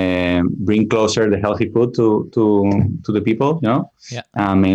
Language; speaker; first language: English; non-native, fluent; Spanish